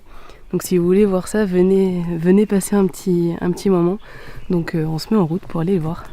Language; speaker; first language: French; native; French